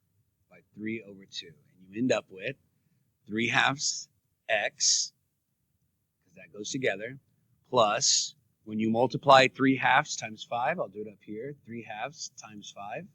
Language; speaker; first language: English; native; English